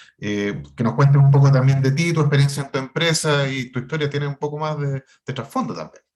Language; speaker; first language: Spanish; native; Spanish